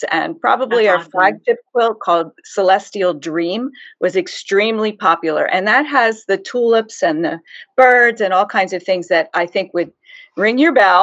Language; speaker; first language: English; native; English